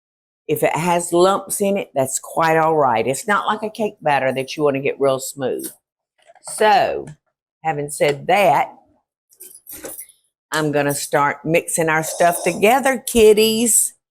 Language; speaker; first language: English; native; English